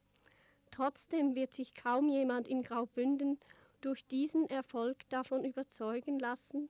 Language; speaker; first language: German; native; German